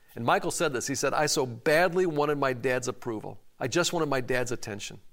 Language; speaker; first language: English; native; English